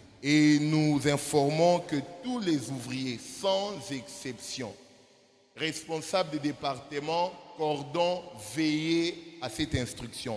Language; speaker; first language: French; non-native, local second language; Lingala